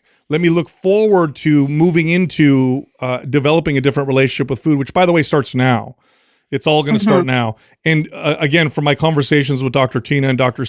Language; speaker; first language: English; native; English